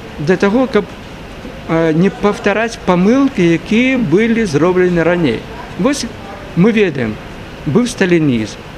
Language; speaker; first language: Belarusian; native; Belarusian